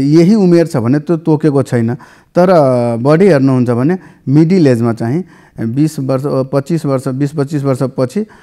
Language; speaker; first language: Nepali; non-native, local second language; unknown